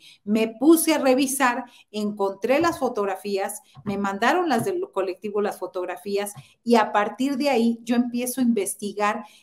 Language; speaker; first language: Spanish; native; Spanish